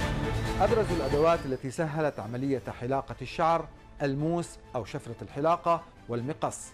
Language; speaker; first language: Arabic; native; Arabic